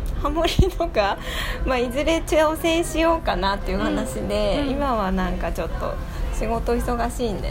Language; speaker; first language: Japanese; native; Japanese